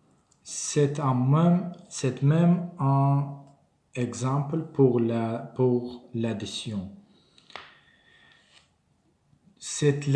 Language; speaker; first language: French; non-native, learner; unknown